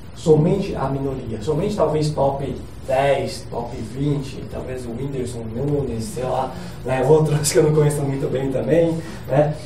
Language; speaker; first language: Portuguese; non-native, fluent; Chinese